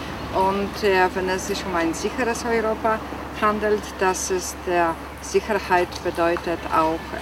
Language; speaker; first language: German; non-native, fluent; Polish